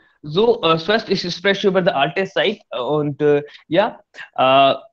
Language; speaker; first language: German; non-native, learner; Hindi